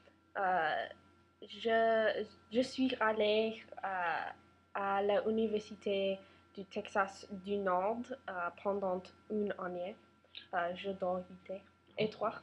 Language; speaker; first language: French; non-native, learner; English